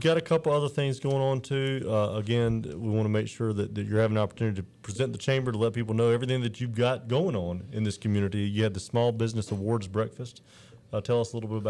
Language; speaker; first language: English; native; English